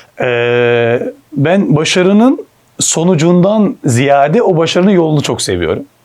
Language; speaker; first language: Turkish; early bilingual, heritage; Turkish